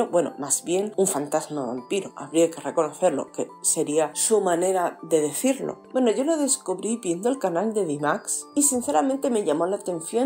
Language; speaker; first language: Spanish; native; Spanish